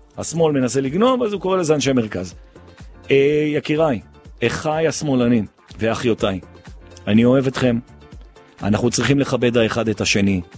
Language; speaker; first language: Hebrew; native; Hebrew